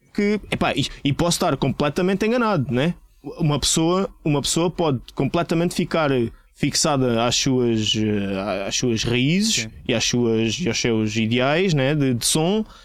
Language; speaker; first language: Portuguese; native; Portuguese